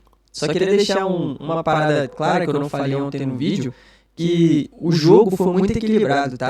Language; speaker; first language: Portuguese; native; Portuguese